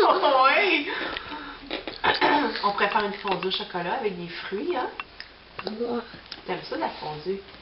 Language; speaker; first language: French; native; French